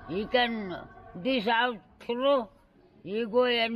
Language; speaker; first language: English; non-native, learner; Nepali